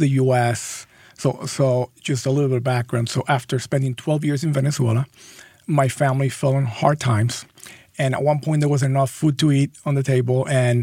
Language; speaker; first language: English; non-native, fluent; Spanish